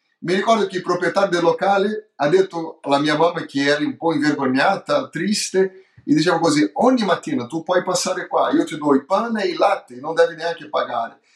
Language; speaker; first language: Italian; non-native, fluent; Portuguese